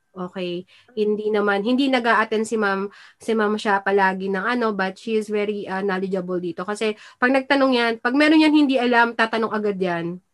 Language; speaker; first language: Filipino; native; Filipino